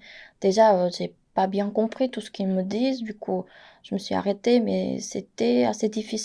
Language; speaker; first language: French; non-native, fluent; Korean